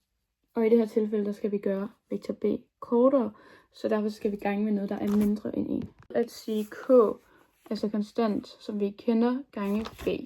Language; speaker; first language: Danish; native; Danish